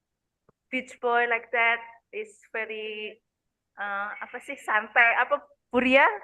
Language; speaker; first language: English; non-native, learner; Indonesian